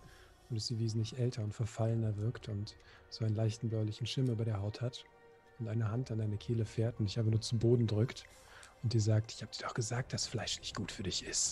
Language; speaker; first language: German; native; German